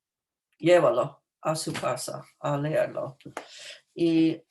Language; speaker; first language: Spanish; non-native, fluent; English